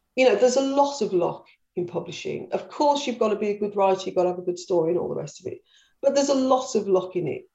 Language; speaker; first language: English; native; English